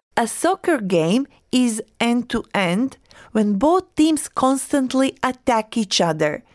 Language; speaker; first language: English; non-native, fluent; Croatian